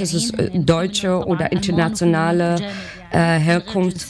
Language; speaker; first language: German; non-native, learner; Arabic